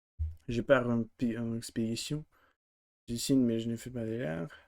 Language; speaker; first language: French; non-native, learner; Russian